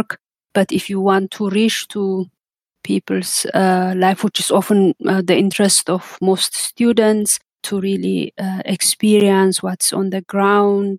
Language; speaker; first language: English; non-native, fluent; Amharic